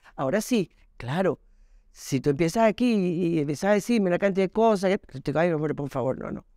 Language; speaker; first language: Spanish; native; Spanish